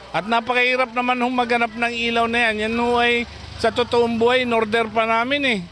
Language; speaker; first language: Filipino; native; Filipino